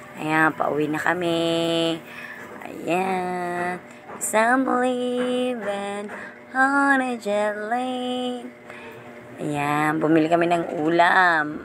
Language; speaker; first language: Filipino; non-native, local second language; Masbatenyo